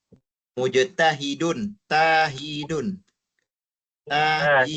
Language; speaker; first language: Arabic; non-native, fluent; Malay